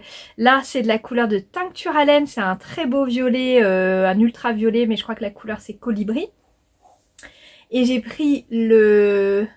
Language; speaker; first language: French; native; French